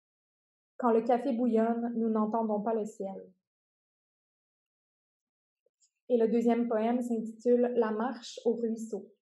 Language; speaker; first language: French; native; French